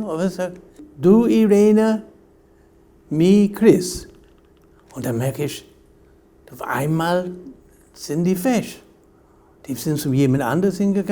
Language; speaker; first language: German; non-native, fluent; English